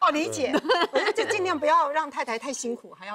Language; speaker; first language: Chinese; native; Chinese